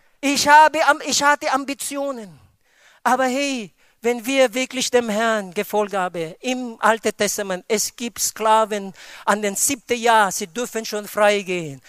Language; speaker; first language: German; non-native, fluent; Filipino